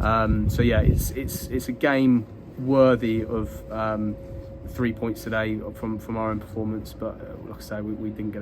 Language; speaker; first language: English; native; English